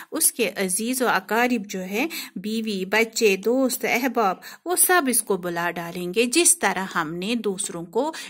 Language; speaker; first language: Urdu; non-native, local second language; Kashmiri